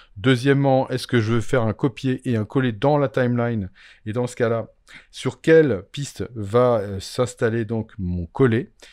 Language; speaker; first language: French; native; French